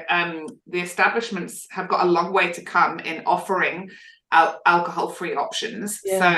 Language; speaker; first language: English; native; English